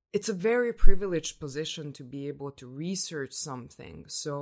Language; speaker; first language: English; non-native, fluent; Hungarian